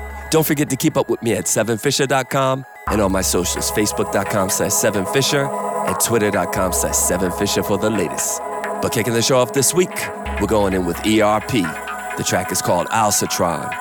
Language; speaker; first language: English; native; English